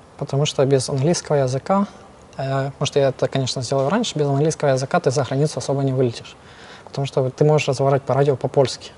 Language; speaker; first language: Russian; non-native, local second language; Ukrainian